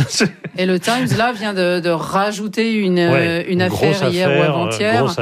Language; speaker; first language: French; native; French